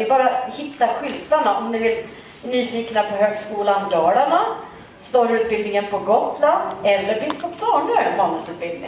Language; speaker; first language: Swedish; native; Swedish